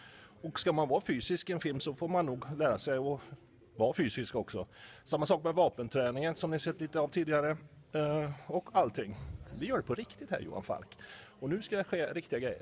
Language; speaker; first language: Swedish; native; Swedish